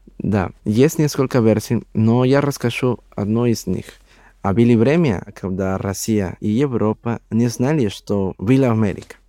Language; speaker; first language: Russian; non-native, learner; Spanish